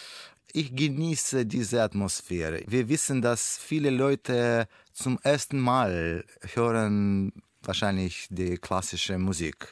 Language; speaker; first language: German; non-native, learner; Russian